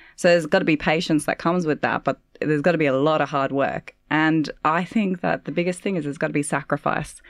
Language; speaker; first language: English; native; English